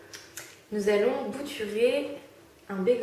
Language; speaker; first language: French; native; French